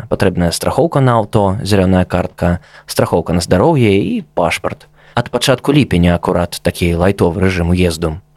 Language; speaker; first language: Belarusian; native; Belarusian